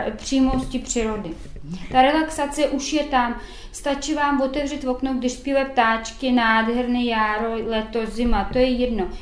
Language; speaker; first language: Czech; non-native, fluent; Ukrainian